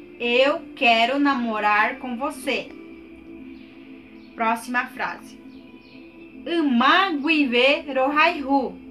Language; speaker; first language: Portuguese; non-native, local second language; Guarani